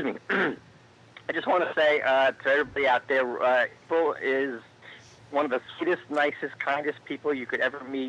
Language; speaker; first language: English; native; English